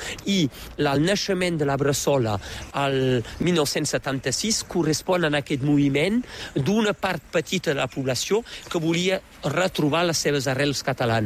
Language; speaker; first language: Catalan; native; Catalan